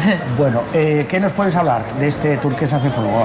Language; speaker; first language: Spanish; native; Spanish